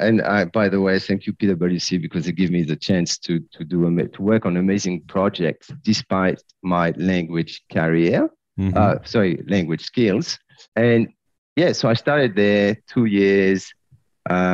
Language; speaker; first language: English; non-native, fluent; French